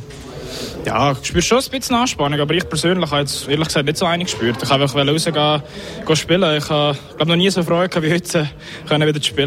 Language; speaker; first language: German; native; German